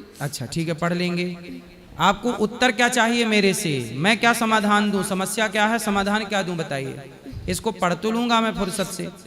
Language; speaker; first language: Hindi; native; Hindi